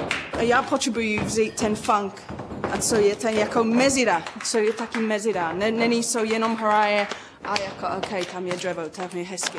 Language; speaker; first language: Czech; non-native, learner; English